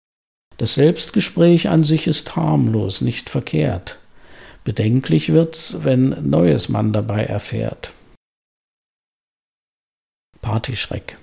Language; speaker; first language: German; native; German